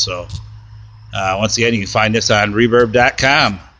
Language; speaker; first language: English; native; English